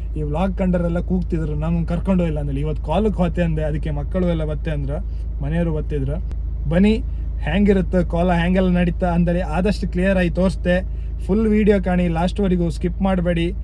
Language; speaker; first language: Kannada; native; Kannada